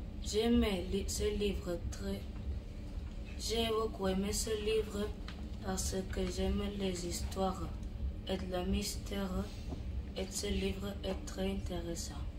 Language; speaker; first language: French; non-native, learner; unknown